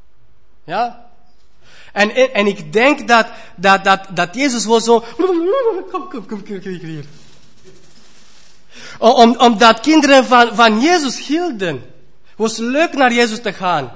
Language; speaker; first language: Dutch; non-native, fluent; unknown